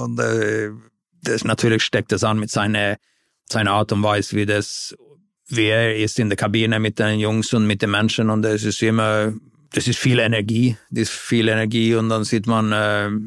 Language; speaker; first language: German; non-native, fluent; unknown